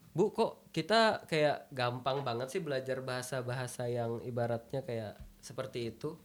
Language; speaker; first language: Indonesian; native; Indonesian